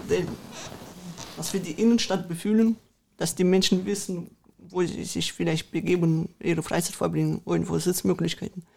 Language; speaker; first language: German; early bilingual, other home language; Russian